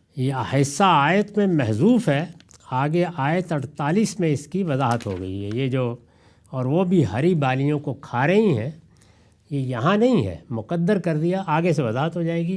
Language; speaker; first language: Urdu; non-native, local second language; Punjabi